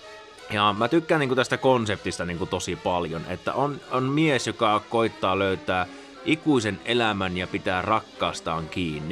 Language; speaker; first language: Finnish; native; Finnish